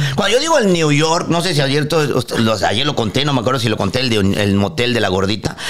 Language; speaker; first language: Spanish; native; Spanish